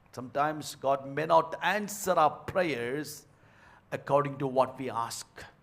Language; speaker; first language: English; non-native, local second language; Tamil